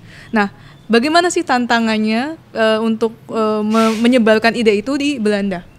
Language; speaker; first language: Indonesian; native; Indonesian